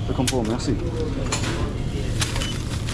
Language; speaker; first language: French; non-native, learner; English